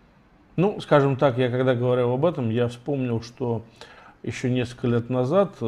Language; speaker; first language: Russian; native; Russian